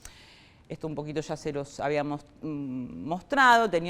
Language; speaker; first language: Spanish; native; Spanish